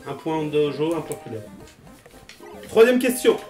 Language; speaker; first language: French; native; French